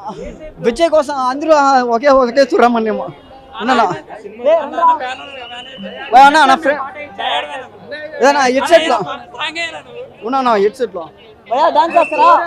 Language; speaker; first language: Telugu; native; Telugu